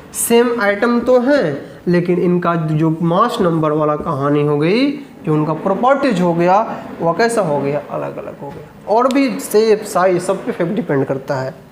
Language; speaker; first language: Hindi; native; Hindi